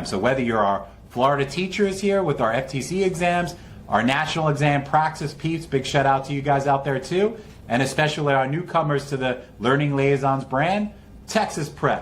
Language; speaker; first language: English; native; English